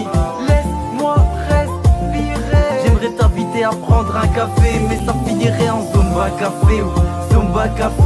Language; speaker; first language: French; native; French